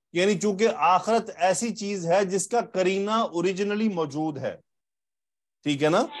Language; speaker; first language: Urdu; native; Urdu